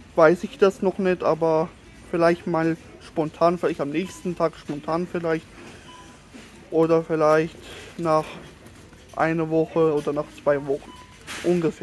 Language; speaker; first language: German; non-native, fluent; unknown